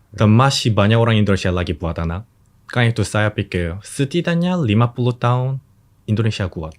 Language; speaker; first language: Indonesian; non-native, learner; Korean